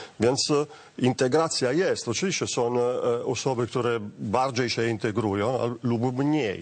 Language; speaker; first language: Polish; non-native, learner; Italian